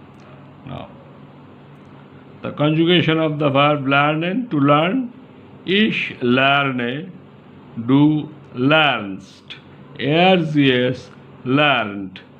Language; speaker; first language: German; non-native, fluent; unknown